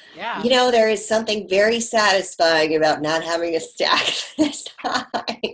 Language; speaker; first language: English; native; English